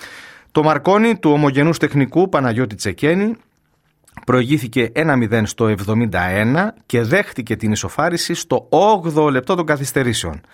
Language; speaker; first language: Greek; native; Greek